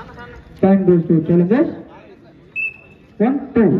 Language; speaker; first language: English; non-native, local second language; Tamil